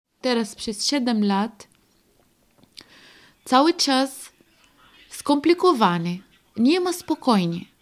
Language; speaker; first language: Polish; non-native, learner; Arabic